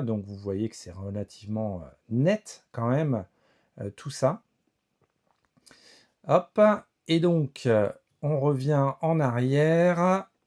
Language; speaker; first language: French; native; French